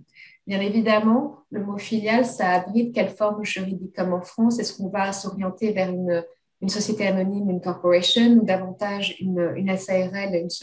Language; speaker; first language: French; native; French